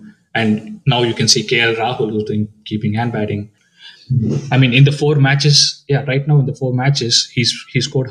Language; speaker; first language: English; non-native, local second language; Tamil